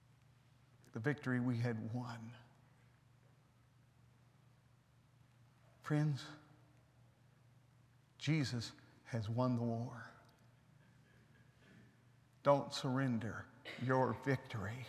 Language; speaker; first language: English; native; English